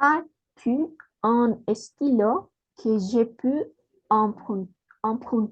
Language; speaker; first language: French; non-native, learner; Spanish